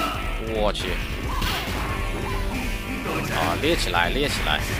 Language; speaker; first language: Chinese; native; Chinese